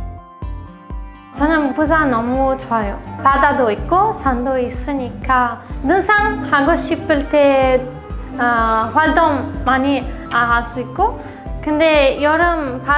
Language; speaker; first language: Korean; non-native, fluent; Italian